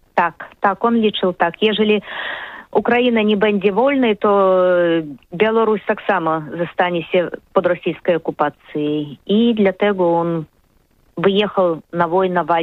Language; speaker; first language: Polish; non-native, learner; Russian